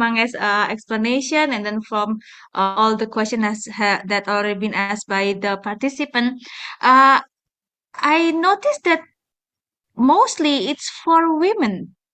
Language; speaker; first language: English; non-native, fluent; Indonesian